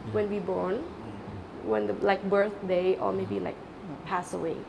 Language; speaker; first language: English; non-native, learner; Thai